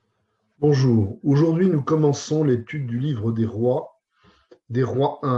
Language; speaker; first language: French; native; French